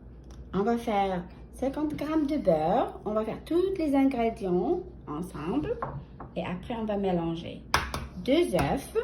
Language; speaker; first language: French; non-native, fluent; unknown